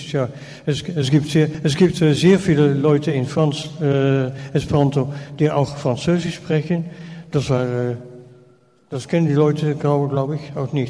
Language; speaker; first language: German; non-native, fluent; Dutch